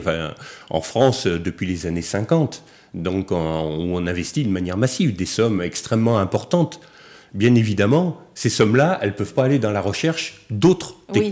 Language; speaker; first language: French; native; French